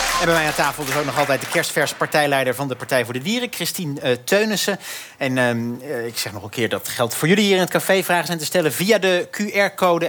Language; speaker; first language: Dutch; native; Dutch